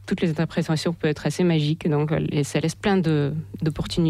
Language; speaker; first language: French; non-native, fluent; Russian